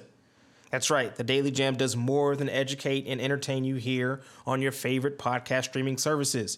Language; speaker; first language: English; native; English